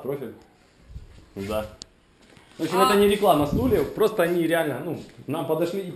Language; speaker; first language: Russian; native; Russian